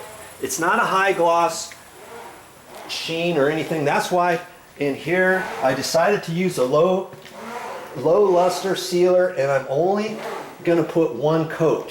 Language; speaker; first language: English; native; English